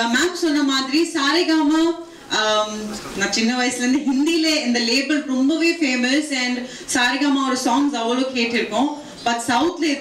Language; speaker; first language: Tamil; non-native, local second language; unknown